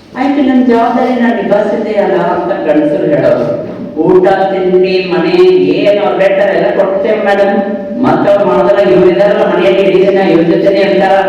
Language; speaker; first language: Kannada; non-native, local second language; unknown